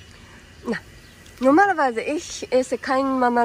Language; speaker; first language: German; non-native, learner; Japanese